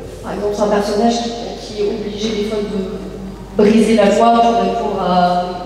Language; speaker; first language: French; native; French